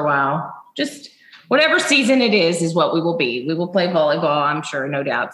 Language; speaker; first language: English; native; English